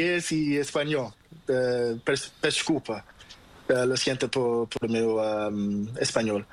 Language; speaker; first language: Spanish; non-native, learner; Portuguese